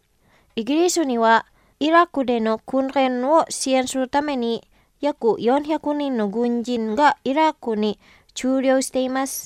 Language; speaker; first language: Japanese; non-native, fluent; Indonesian